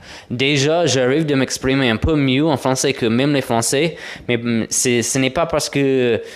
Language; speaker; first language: French; non-native, fluent; English